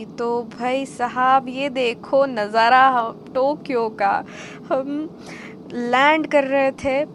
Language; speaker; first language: Hindi; non-native, local second language; Marathi